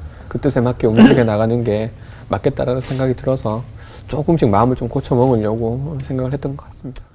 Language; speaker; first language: Korean; native; Korean